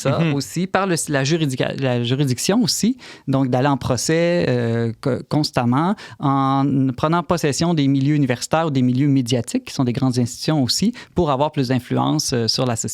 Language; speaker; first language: French; native; French